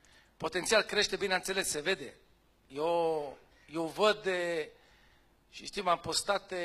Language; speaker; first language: Romanian; non-native, fluent; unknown